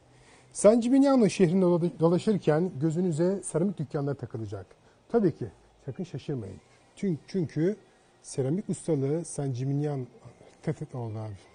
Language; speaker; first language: Turkish; native; Turkish